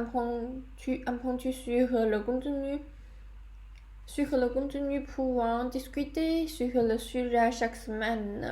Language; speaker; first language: French; non-native, learner; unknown